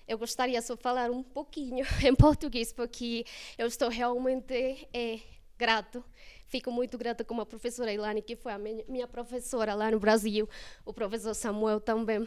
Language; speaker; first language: Portuguese; non-native, fluent; Spanish